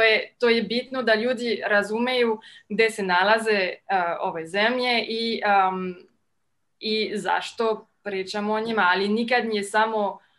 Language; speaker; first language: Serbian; non-native, fluent; French